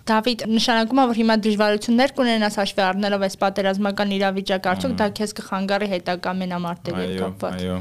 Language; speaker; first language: Armenian; native; Armenian